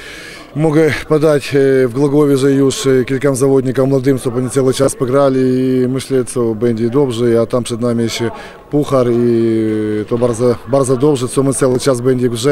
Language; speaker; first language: Polish; non-native, learner; Ukrainian